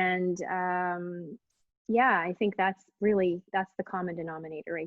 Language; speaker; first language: English; native; English